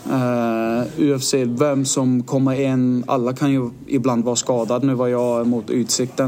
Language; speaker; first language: Swedish; non-native, fluent; Danish